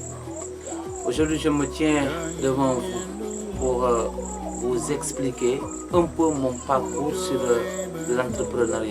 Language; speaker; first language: French; non-native, local second language; Mandingo